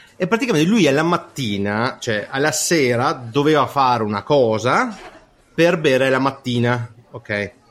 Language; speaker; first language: Italian; native; Italian